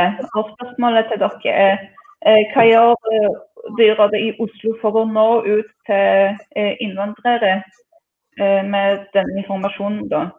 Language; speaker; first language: Norwegian; non-native, fluent; Polish